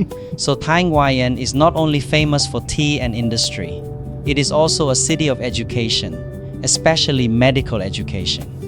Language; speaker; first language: English; non-native, fluent; Vietnamese